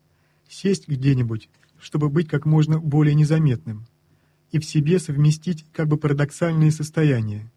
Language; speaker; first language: Russian; native; Russian